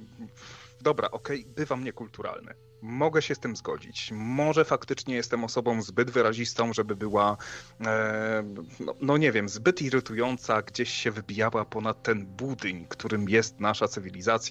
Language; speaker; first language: Polish; native; Polish